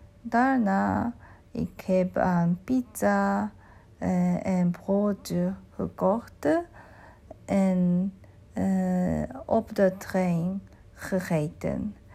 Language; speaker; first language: Dutch; non-native, learner; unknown